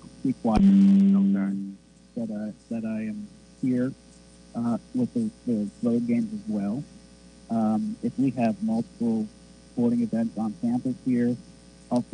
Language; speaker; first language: English; native; English